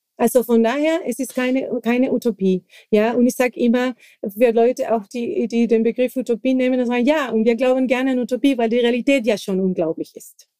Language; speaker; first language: German; non-native, fluent; Spanish